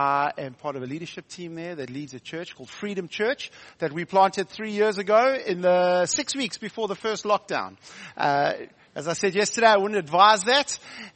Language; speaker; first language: English; native; English